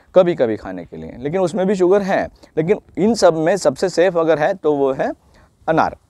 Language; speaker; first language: Hindi; non-native, local second language; Marathi